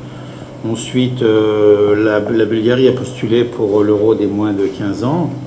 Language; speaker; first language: French; native; French